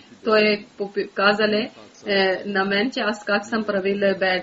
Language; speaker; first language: Bulgarian; native; Bulgarian